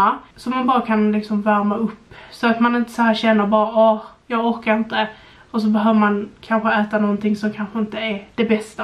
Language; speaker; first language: Swedish; native; Swedish